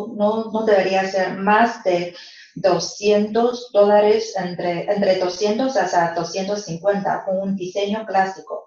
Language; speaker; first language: Spanish; non-native, fluent; Chinese